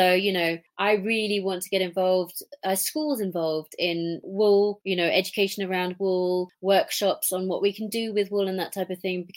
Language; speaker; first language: English; native; English